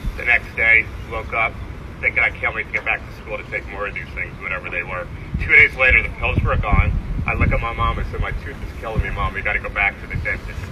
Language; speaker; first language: English; native; English